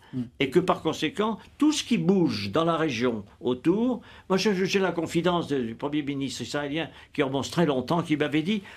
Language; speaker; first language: French; native; French